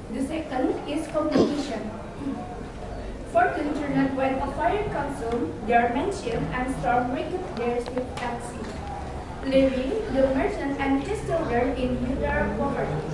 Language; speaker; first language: English; non-native, learner; Indonesian